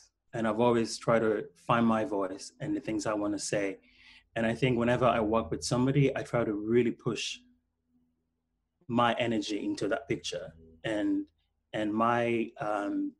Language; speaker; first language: English; non-native, local second language; Krio